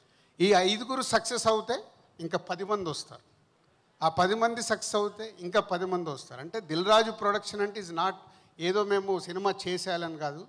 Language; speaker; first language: Telugu; native; Telugu